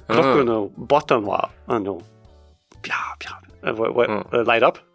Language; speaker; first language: Japanese; non-native, learner; Danish